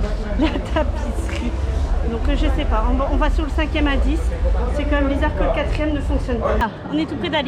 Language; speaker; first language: French; native; French